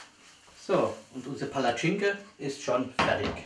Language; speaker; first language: German; native; German